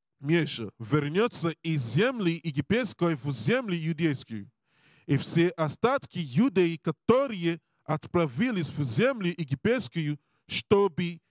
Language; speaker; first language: Russian; non-native, learner; English